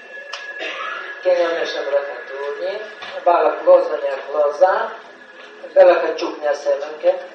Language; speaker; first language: Hungarian; non-native, learner; Russian